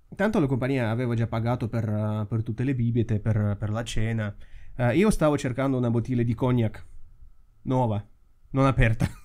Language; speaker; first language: Italian; non-native, fluent; Russian